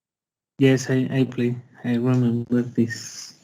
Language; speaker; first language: English; non-native, learner; Spanish